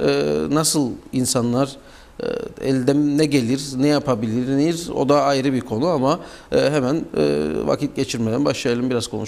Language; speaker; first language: Turkish; native; Turkish